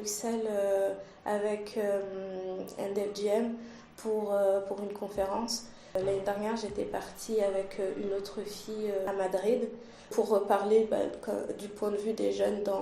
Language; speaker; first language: French; early bilingual, other home language; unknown